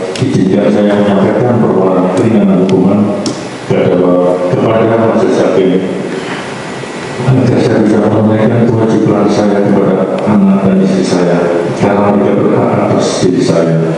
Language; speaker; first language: Indonesian; non-native, local second language; Javanese